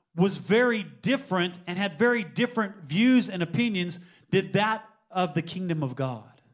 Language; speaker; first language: English; native; English